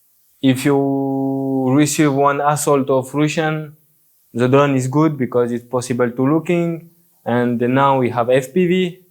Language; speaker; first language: English; non-native, learner; French